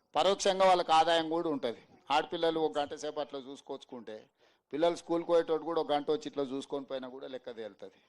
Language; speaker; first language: Telugu; native; Telugu